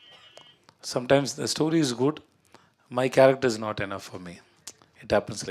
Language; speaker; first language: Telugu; non-native, learner; Tamil